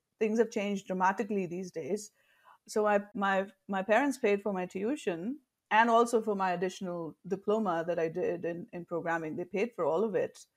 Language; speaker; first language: English; non-native, local second language; Tamil